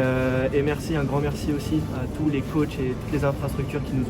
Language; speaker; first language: French; native; French